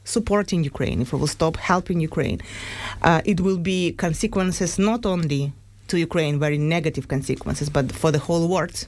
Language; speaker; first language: English; non-native, fluent; Ukrainian